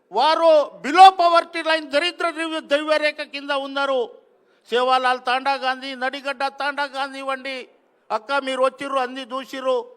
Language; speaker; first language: Telugu; non-native, local second language; Lambadi